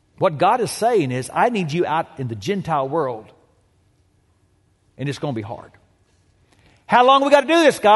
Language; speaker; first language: English; native; English